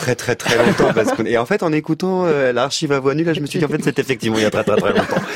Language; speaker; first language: French; native; French